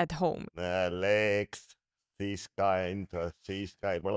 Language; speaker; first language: English; non-native, learner; Estonian